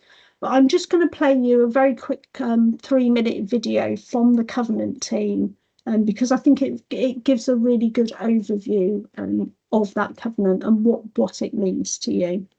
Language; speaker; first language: English; native; English